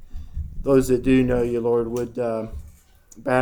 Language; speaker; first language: English; native; English